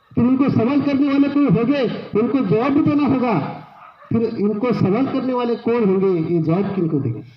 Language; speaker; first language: Hindi; non-native, local second language; Marathi